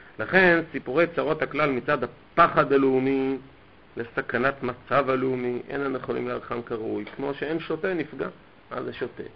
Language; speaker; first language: Hebrew; native; Hebrew